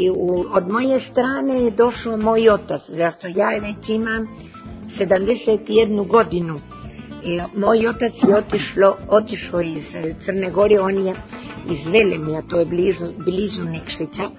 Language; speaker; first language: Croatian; early bilingual, heritage; Serbian